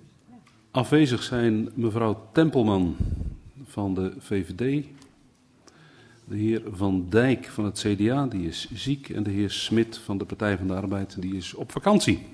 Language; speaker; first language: Dutch; native; Dutch